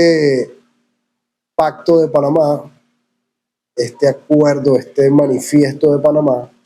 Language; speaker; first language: Spanish; native; Spanish